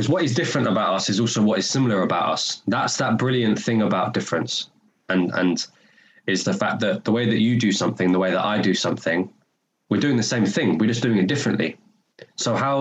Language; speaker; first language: English; native; English